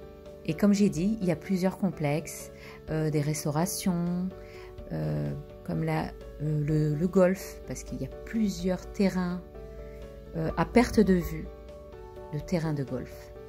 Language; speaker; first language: French; non-native, local second language; Arabic